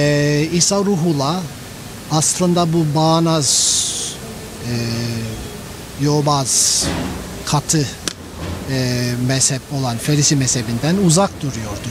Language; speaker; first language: Turkish; non-native, fluent; English